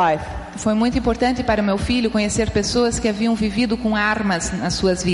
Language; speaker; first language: Portuguese; native; Portuguese